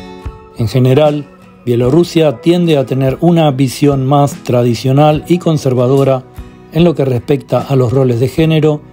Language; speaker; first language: Spanish; native; Spanish